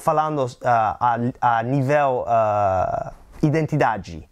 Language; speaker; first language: Portuguese; non-native, learner; English